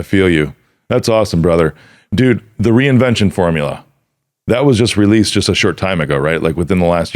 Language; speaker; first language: English; native; English